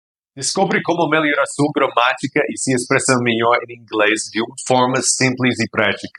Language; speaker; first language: Portuguese; non-native, fluent; English